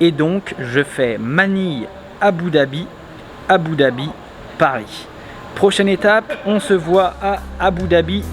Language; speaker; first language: French; native; French